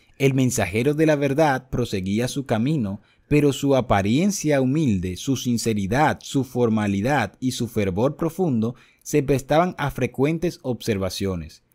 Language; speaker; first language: Spanish; native; Spanish